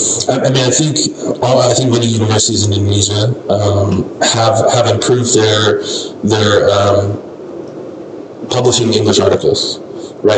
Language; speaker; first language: English; non-native, fluent; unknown